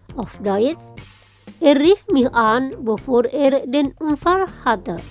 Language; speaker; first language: German; non-native, fluent; Indonesian